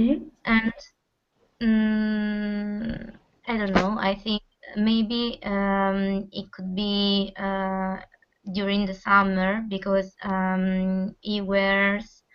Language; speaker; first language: English; non-native, fluent; Italian